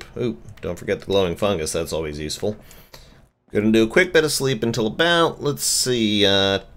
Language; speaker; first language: English; native; English